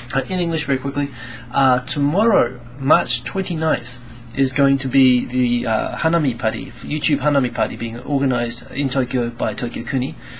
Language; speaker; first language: English; native; English